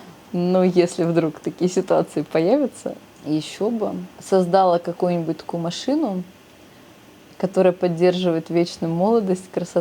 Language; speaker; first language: Russian; native; Russian